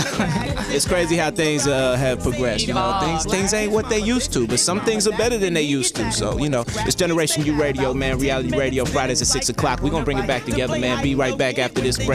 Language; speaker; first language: English; native; English